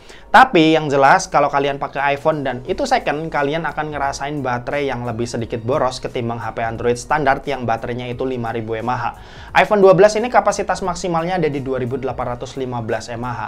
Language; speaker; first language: Indonesian; native; Indonesian